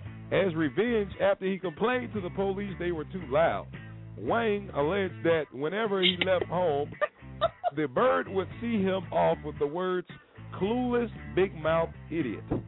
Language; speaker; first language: English; native; English